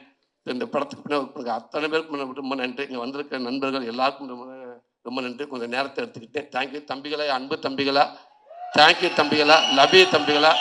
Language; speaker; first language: Tamil; native; Tamil